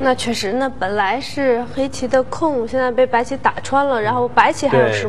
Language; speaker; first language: Chinese; native; Chinese